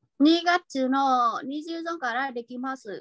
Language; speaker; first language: Japanese; non-native, fluent; Vietnamese